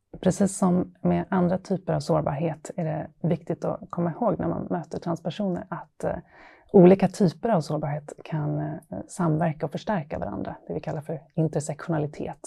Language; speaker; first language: Swedish; native; Swedish